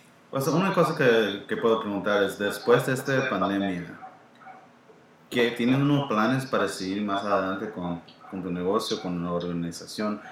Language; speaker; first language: Spanish; early bilingual, heritage; Spanish